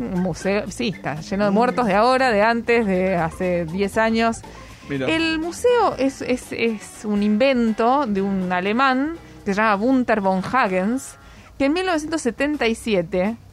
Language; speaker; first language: Spanish; native; Spanish